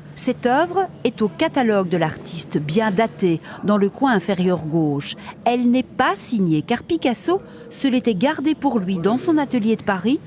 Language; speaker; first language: French; native; French